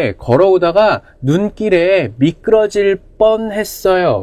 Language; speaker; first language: Korean; native; Korean